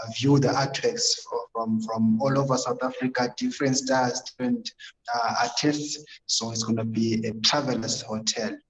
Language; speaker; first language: English; non-native, local second language; North Ndebele